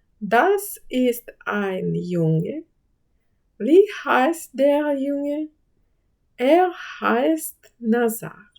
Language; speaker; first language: German; non-native, fluent; Ukrainian